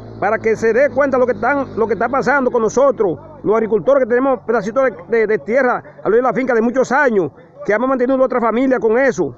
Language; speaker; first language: Spanish; native; Spanish